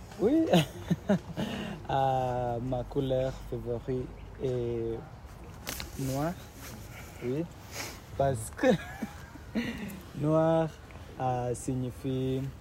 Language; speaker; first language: French; non-native, learner; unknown